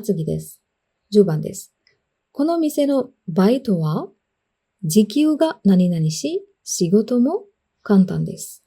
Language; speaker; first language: Japanese; non-native, fluent; Sinhala